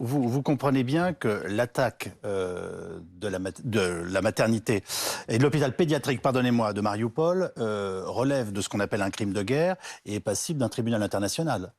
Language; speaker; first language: French; native; French